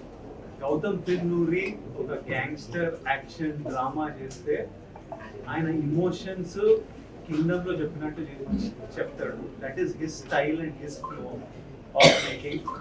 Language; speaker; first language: Telugu; native; Telugu